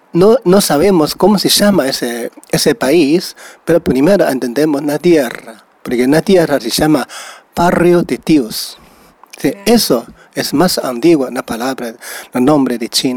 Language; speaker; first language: Spanish; non-native, learner; Chinese